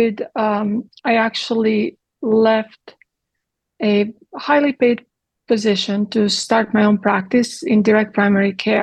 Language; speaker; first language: English; non-native, fluent; Croatian